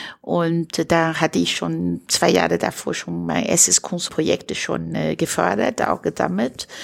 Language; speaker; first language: German; non-native, fluent; Chinese